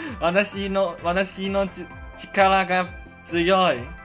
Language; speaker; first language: Japanese; non-native, learner; Cantonese